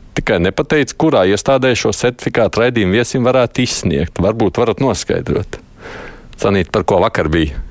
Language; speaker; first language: Latvian; native; Latvian